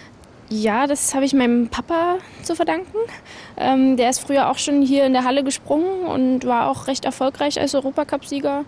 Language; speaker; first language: German; native; German